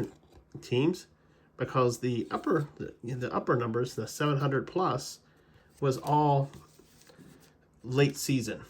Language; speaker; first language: English; native; English